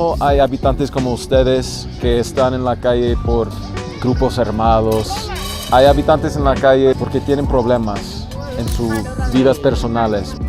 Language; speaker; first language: Spanish; non-native, fluent; English